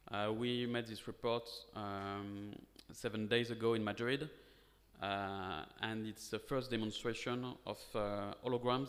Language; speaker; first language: English; non-native, fluent; French